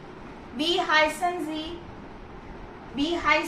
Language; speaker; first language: German; non-native, fluent; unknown